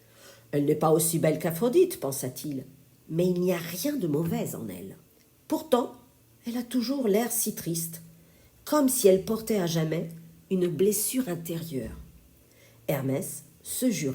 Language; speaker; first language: French; native; French